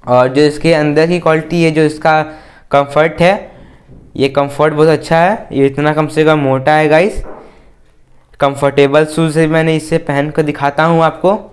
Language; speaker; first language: Hindi; native; Hindi